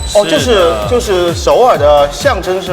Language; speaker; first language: Chinese; native; Chinese